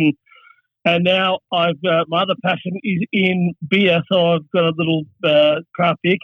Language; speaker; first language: English; native; English